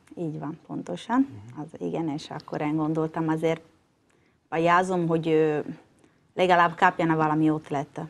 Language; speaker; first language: Hungarian; non-native, learner; Italian